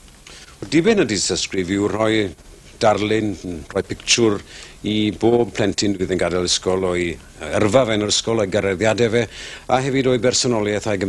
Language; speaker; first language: Welsh; native; Welsh